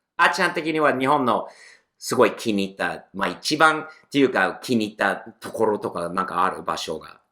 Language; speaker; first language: Japanese; non-native, fluent; English